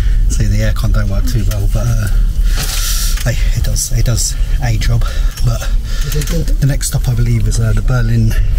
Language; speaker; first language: English; native; English